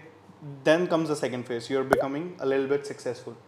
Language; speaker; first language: English; non-native, local second language; Hindi